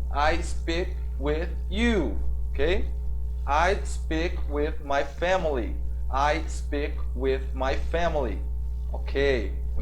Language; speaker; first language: English; non-native, fluent; Portuguese